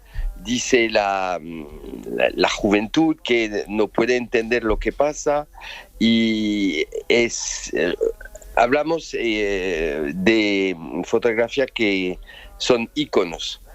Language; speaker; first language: Spanish; non-native, fluent; French